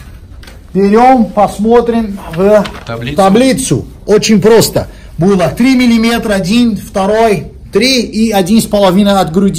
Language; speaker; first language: Russian; non-native, learner; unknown